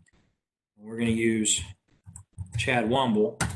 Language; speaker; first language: English; native; English